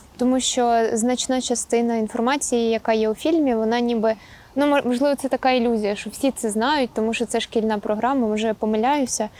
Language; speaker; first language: Ukrainian; native; Ukrainian